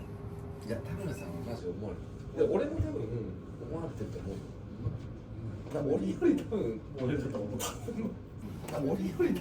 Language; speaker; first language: Japanese; native; Japanese